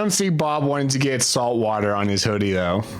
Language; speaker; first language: English; native; English